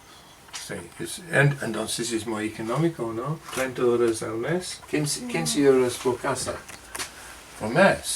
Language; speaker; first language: Spanish; non-native, learner; English